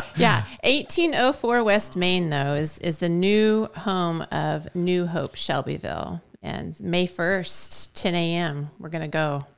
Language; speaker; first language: English; native; English